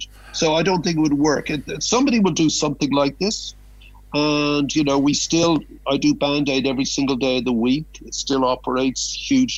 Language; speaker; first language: English; native; English